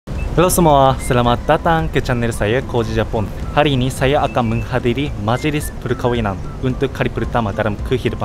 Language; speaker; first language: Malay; non-native, learner; Japanese